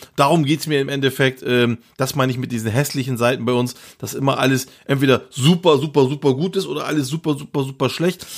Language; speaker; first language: German; early bilingual, other home language; Turkish